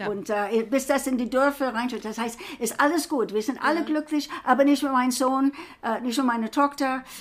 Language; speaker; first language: German; non-native, fluent; English